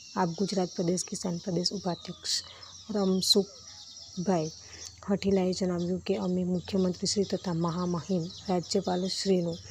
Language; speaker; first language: Gujarati; native; Gujarati